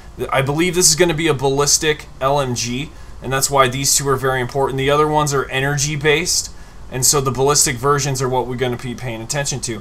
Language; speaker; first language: English; native; English